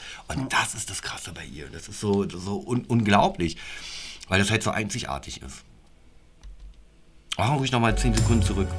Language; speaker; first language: German; native; German